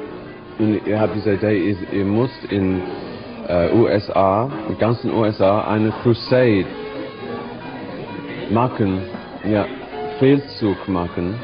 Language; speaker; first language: German; non-native, learner; English